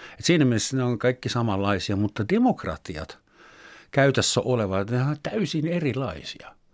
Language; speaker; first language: Finnish; native; Finnish